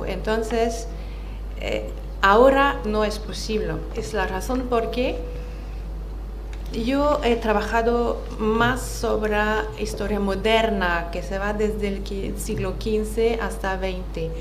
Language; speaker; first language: Spanish; non-native, fluent; French